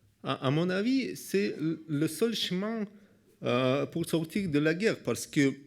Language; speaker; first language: French; non-native, learner; Russian